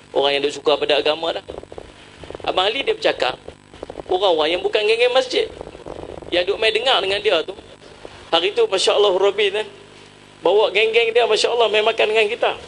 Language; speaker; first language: Malay; native; Malay